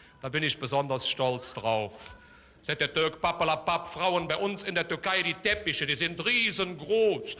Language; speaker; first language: German; native; German